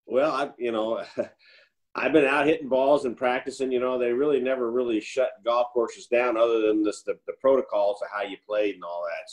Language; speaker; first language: English; native; English